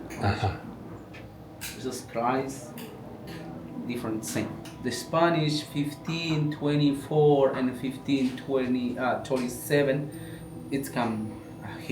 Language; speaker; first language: English; non-native, learner; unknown